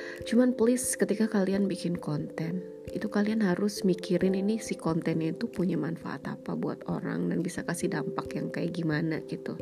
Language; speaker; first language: Indonesian; native; Indonesian